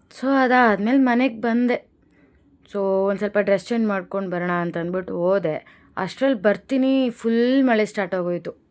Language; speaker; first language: Kannada; non-native, local second language; Lambadi